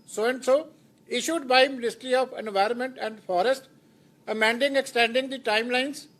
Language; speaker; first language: English; non-native, local second language; Punjabi